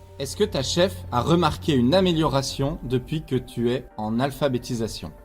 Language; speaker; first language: French; native; French